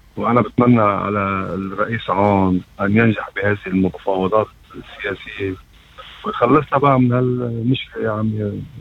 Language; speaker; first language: Arabic; native; Arabic